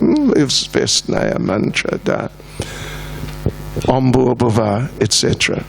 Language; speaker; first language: Russian; non-native, learner; English